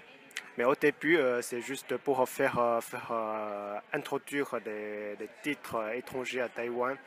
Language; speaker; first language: French; non-native, fluent; Chinese